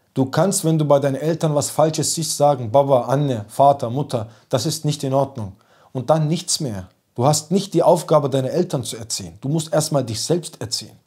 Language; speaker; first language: German; early bilingual, other home language; Turkish